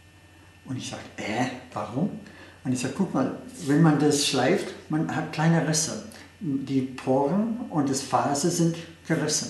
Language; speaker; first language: German; non-native, fluent; English